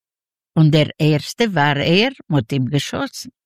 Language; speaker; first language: German; non-native, fluent; Yiddish